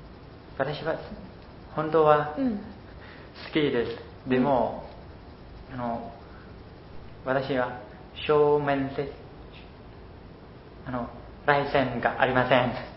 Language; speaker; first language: Japanese; non-native, learner; Khmer